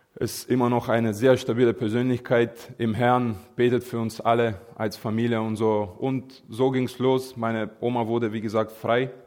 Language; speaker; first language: German; non-native, fluent; Bulgarian